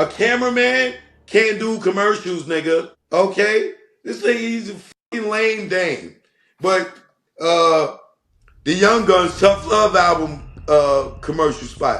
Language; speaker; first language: English; native; English